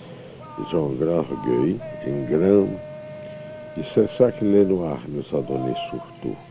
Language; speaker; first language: French; non-native, fluent; Portuguese